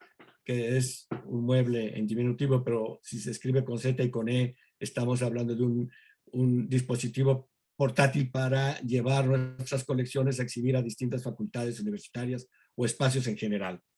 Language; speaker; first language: Spanish; native; Spanish